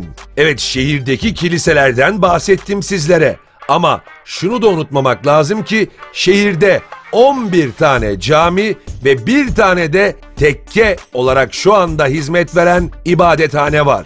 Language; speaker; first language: Turkish; native; Turkish